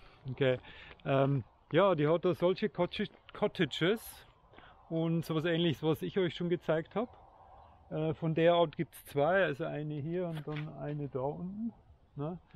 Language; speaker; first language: German; native; German